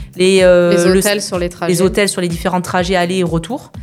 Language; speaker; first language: French; native; French